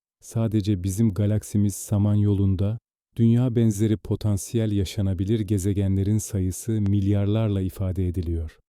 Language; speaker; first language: Turkish; native; Turkish